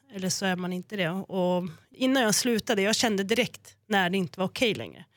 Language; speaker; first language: Swedish; native; Swedish